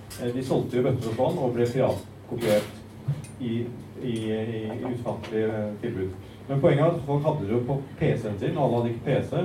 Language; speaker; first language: Norwegian; native; Norwegian